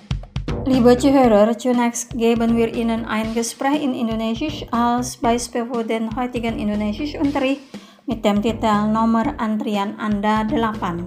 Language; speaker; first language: German; non-native, fluent; Indonesian